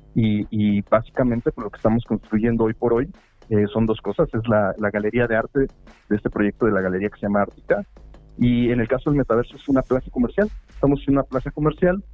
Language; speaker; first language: Spanish; native; Spanish